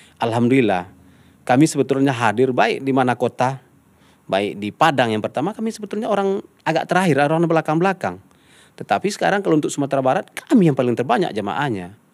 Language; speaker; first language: Indonesian; non-native, local second language; Minangkabau